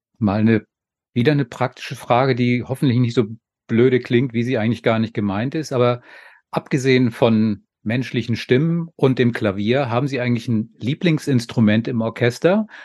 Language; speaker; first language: German; native; German